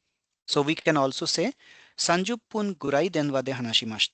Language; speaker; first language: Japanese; non-native, fluent; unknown